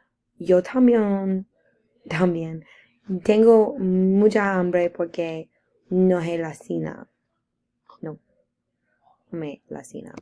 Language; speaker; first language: Spanish; non-native, learner; English